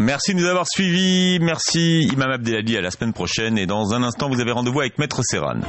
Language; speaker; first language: French; native; French